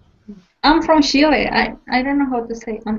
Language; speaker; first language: English; non-native, learner; Spanish